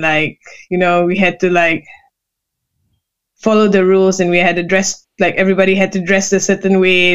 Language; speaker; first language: English; non-native, local second language; Malay